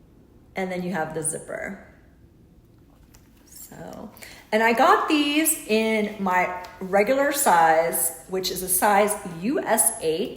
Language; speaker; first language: English; native; English